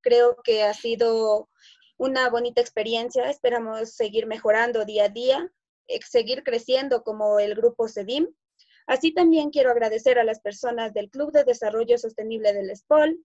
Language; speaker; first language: Spanish; native; Spanish